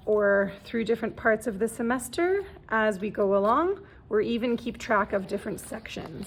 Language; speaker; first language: English; native; English